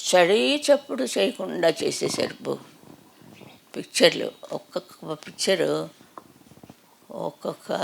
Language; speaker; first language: Telugu; native; Telugu